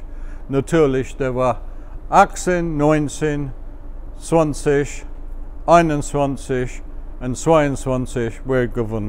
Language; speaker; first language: German; non-native, fluent; English